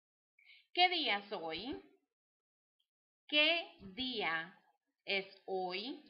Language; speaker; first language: Spanish; non-native, fluent; English